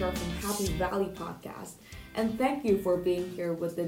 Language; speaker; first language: English; non-native, local second language; Cantonese